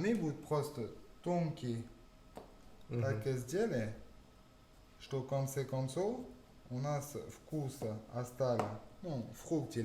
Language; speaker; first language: Russian; non-native, fluent; French